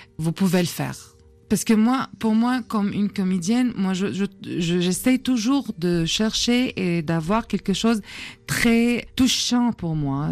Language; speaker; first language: French; non-native, fluent; Arabic